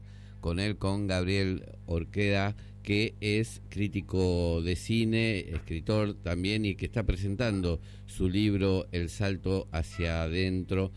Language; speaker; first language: Spanish; native; Spanish